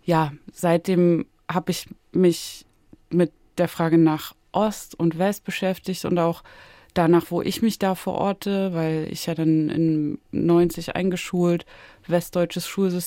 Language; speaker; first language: German; native; German